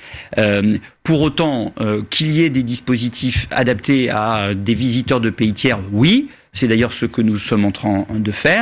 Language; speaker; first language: French; native; French